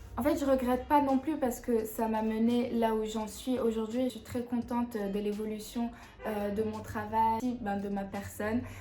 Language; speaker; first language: French; non-native, local second language; Arabic